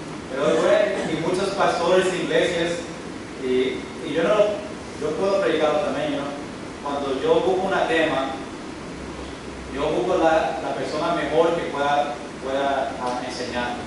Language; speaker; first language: Spanish; early bilingual, heritage; English